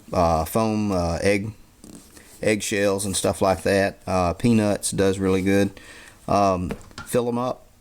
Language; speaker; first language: English; native; English